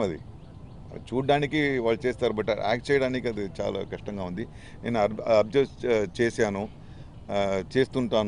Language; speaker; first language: Telugu; non-native, fluent; Tamil